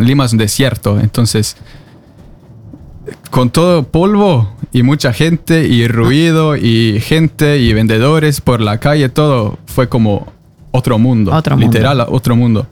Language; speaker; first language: Spanish; non-native, fluent; Norwegian